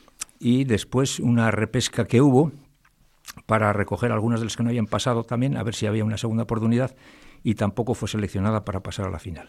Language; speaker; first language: Spanish; native; Spanish